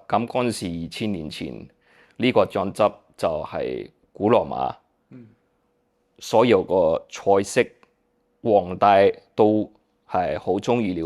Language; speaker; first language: Cantonese; early bilingual, heritage; Cantonese